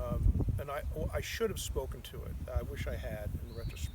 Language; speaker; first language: English; native; English